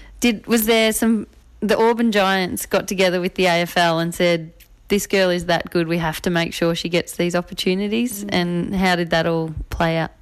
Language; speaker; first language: English; native; English